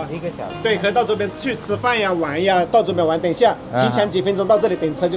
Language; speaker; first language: Chinese; native; Chinese